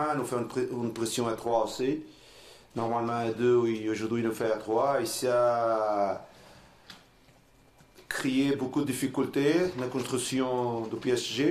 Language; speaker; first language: French; non-native, learner; Portuguese